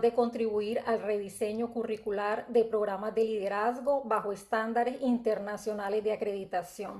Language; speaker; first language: Spanish; native; Spanish